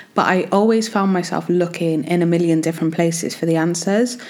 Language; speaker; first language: English; native; English